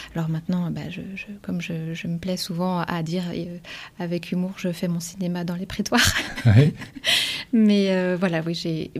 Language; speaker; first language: French; native; French